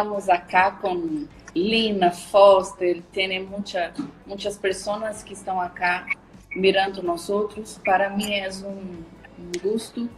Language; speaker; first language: Spanish; non-native, learner; Portuguese